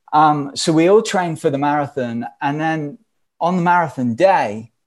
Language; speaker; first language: English; native; English